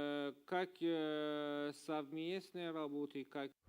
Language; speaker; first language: Russian; non-native, learner; Persian